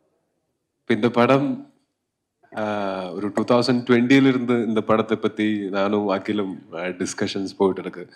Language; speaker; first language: Tamil; non-native, learner; Malayalam